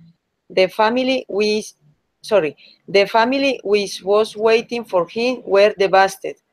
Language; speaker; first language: English; non-native, learner; Spanish